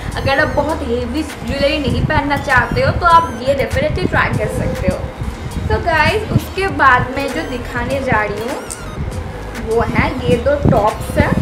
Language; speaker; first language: Hindi; non-native, local second language; Bangla